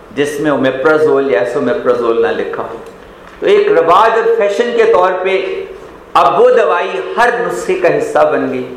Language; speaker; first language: Urdu; non-native, local second language; Punjabi